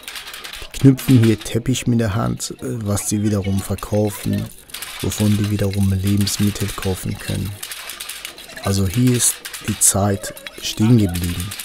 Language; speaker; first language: German; non-native, local second language; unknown